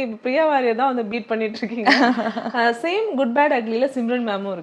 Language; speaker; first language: Tamil; native; Tamil